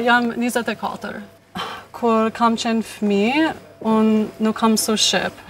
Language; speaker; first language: Albanian; non-native, learner; English